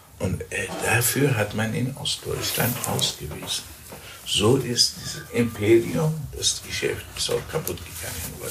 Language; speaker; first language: German; early bilingual, other home language; Persian